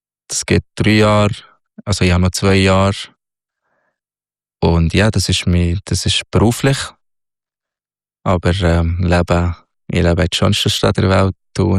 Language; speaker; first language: German; non-native, fluent; Arabic